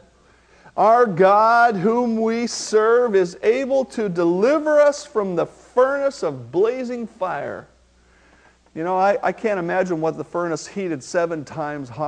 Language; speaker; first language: English; native; English